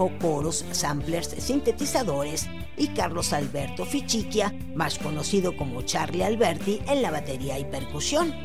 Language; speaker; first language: Spanish; native; Spanish